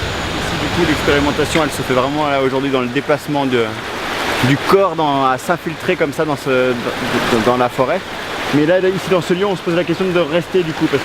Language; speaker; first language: French; native; French